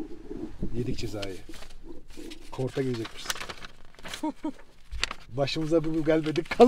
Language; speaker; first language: Turkish; native; Turkish